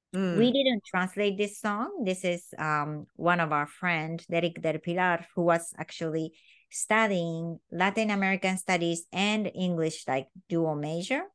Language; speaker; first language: English; non-native, fluent; Japanese